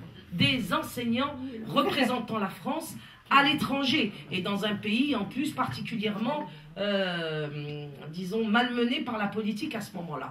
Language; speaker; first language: French; native; French